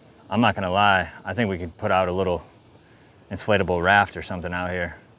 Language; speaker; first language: English; native; English